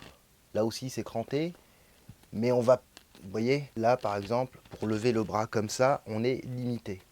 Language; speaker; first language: French; native; French